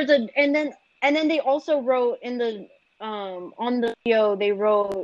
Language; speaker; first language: English; native; English